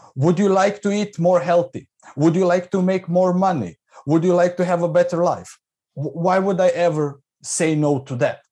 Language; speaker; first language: English; non-native, fluent; Croatian